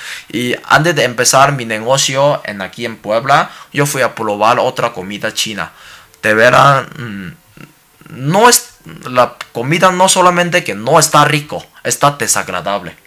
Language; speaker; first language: Spanish; non-native, learner; Cantonese